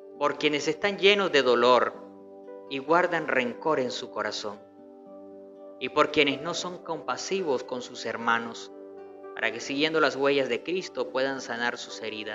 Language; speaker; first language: Spanish; native; Spanish